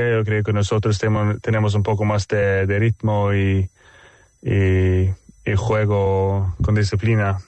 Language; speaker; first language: Spanish; non-native, fluent; Swedish